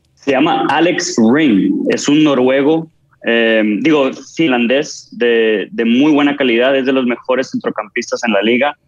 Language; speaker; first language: Spanish; native; Spanish